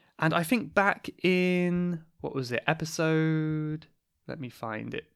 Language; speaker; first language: English; native; English